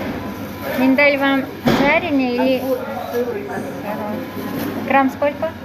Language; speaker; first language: Russian; non-native, fluent; Tajik